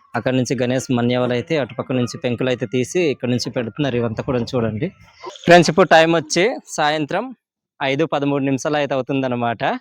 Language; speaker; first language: Telugu; non-native, local second language; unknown